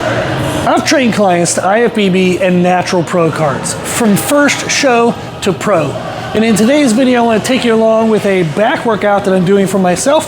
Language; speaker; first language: English; native; English